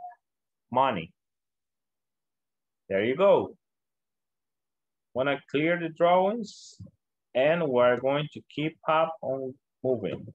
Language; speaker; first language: English; non-native, learner; Spanish